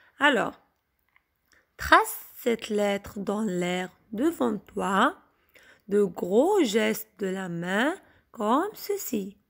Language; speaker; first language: French; non-native, local second language; Arabic